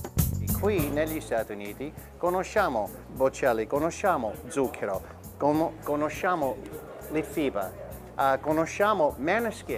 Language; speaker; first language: Italian; early bilingual, heritage; Italian